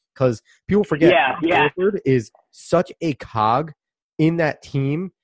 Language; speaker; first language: English; native; English